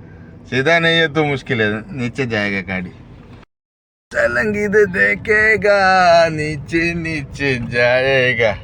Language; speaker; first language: Hindi; non-native, local second language; Malayalam